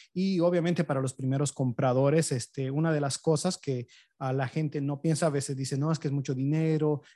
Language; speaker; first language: Spanish; native; Spanish